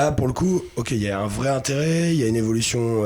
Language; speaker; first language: French; native; French